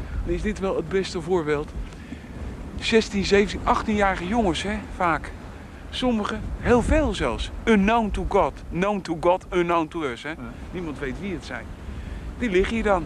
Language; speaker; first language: Dutch; native; Dutch